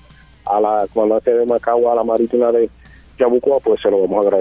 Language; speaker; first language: Spanish; native; Spanish